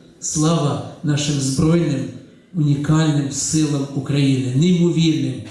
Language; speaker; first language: Ukrainian; native; Ukrainian